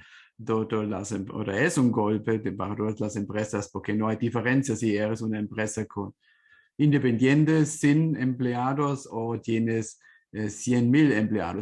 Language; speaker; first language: Spanish; non-native, fluent; German